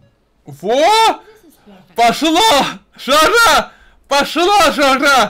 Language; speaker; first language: Russian; native; Russian